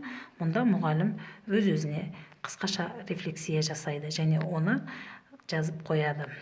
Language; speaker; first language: Kazakh; native; Kazakh